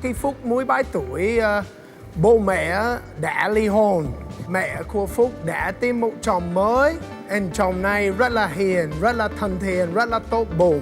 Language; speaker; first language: Vietnamese; non-native, learner; English